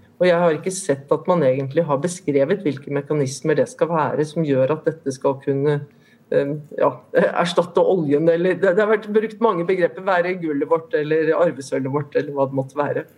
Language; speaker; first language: Norwegian; native; Norwegian